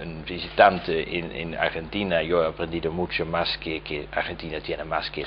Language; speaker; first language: Spanish; non-native, fluent; Dutch